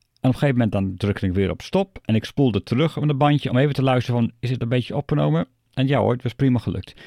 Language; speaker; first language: Dutch; non-native, fluent; English